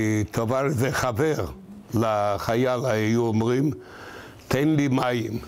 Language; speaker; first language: Hebrew; non-native, fluent; Yiddish